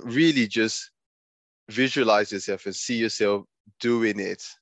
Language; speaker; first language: English; non-native, local second language; Yoruba